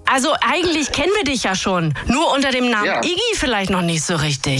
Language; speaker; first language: German; native; German